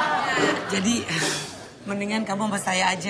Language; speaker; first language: Indonesian; native; Indonesian